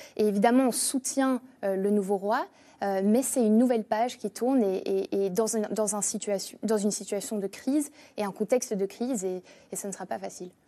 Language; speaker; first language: French; non-native, fluent; English